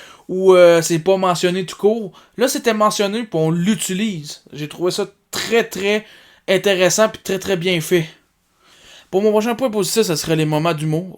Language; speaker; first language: French; native; French